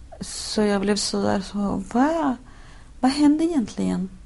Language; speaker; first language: Swedish; non-native, fluent; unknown